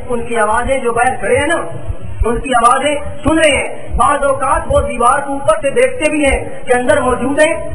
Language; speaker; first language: Urdu; non-native, local second language; Punjabi